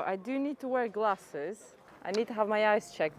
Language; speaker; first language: English; non-native, fluent; French